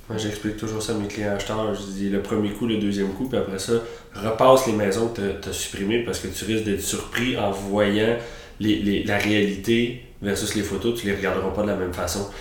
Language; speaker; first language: French; native; French